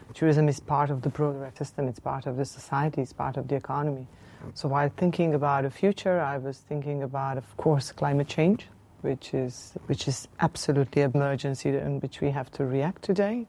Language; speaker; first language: English; non-native, fluent; Slovenian